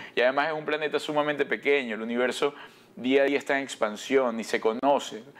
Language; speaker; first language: Spanish; native; Spanish